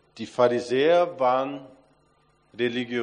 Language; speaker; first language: German; non-native, fluent; Portuguese